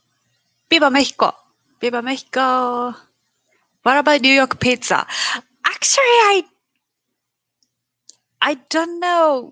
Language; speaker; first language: English; non-native, learner; Japanese